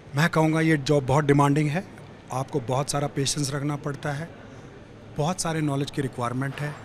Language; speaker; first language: Hindi; native; Hindi